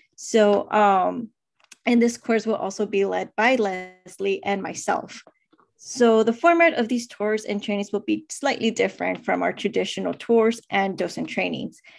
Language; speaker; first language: English; native; English